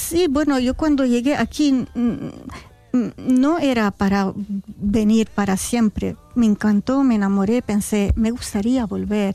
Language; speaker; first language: Spanish; non-native, fluent; Arabic